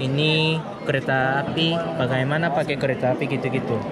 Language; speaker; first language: Indonesian; non-native, learner; Japanese